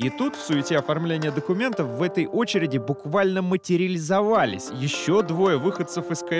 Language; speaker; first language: Russian; native; Russian